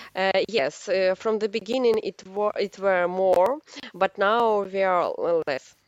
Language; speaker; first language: English; non-native, learner; Ukrainian